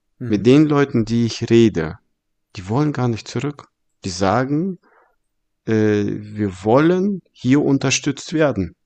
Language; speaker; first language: German; early bilingual, other home language; Russian